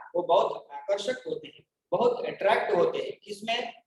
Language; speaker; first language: Hindi; non-native, local second language; Telugu